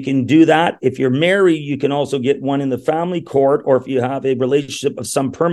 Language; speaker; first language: English; native; English